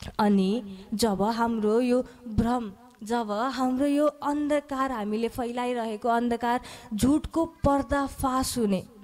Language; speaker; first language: Nepali; native; Nepali